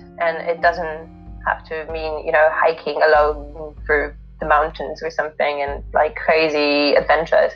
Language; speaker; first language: English; non-native, fluent; Polish